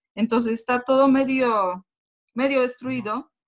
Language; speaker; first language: Spanish; non-native, fluent; Polish